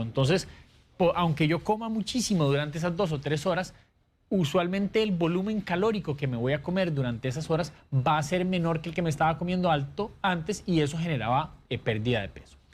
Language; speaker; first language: Spanish; native; Spanish